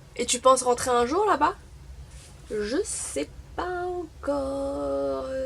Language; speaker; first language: French; non-native, local second language; Arabic